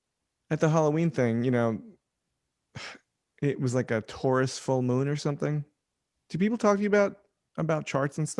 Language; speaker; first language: English; native; English